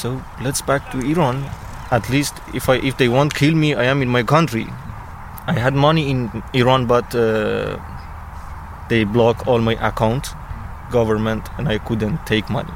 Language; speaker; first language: English; non-native, learner; Persian